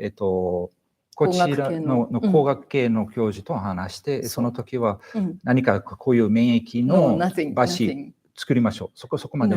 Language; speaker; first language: Japanese; non-native, fluent; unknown